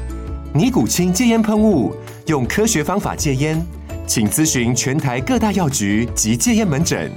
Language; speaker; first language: Chinese; native; Chinese